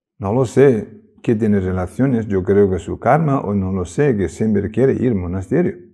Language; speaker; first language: Spanish; non-native, learner; Tibetan